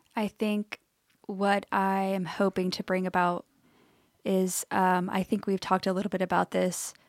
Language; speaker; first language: English; native; English